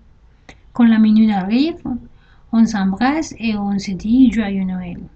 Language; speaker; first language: French; non-native, learner; Spanish